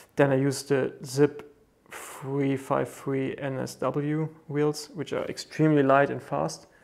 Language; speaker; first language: English; non-native, fluent; German